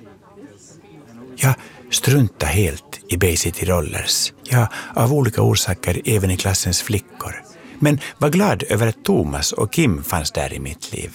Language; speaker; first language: Swedish; native; Swedish